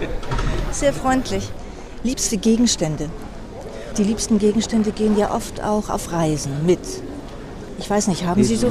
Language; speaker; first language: German; native; German